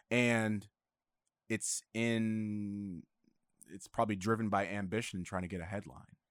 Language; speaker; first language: English; native; English